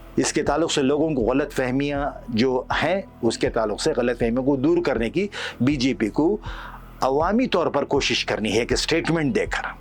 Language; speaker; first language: Urdu; native; Urdu